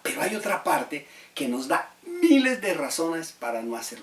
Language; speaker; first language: Spanish; native; Spanish